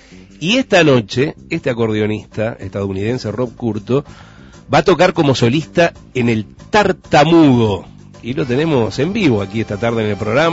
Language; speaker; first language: Spanish; native; Spanish